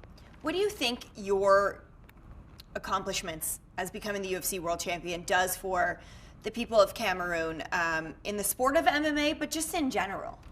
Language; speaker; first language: English; native; English